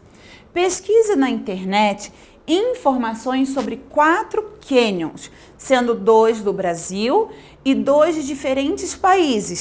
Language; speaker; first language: Portuguese; native; Portuguese